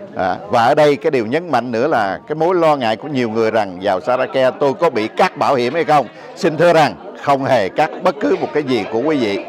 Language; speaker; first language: Vietnamese; native; Vietnamese